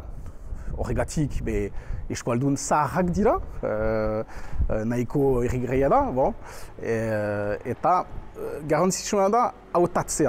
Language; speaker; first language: Basque; non-native, local second language; French